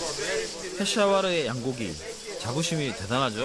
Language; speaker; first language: Korean; native; Korean